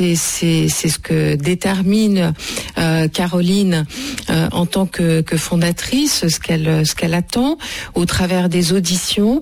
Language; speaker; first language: French; native; French